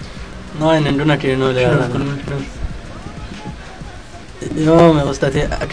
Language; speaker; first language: Spanish; non-native, learner; Arabic